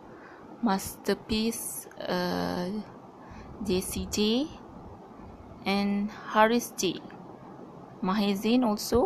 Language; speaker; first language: English; non-native, learner; Malay